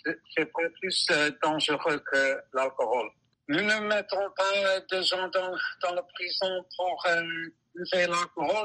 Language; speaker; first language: French; non-native, fluent; English